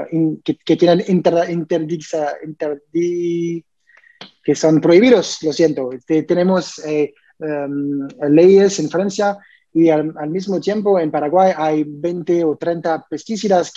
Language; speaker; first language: Spanish; non-native, learner; French